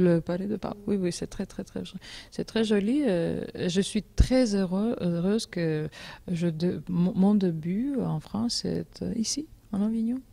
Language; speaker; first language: French; non-native, learner; Georgian